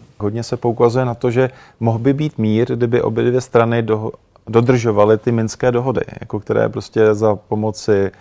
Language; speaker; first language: Czech; native; Czech